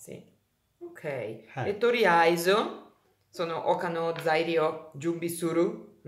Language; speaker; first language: Japanese; non-native, learner; Italian